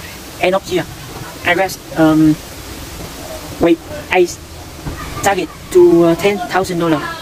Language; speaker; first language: English; non-native, learner; Vietnamese